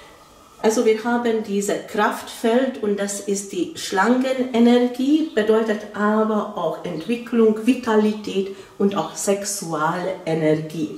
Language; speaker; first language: German; non-native, fluent; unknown